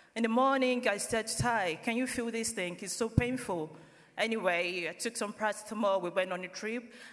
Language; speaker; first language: English; non-native, local second language; Yoruba